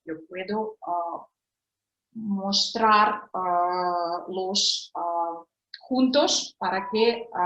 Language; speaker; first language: Spanish; non-native, fluent; Russian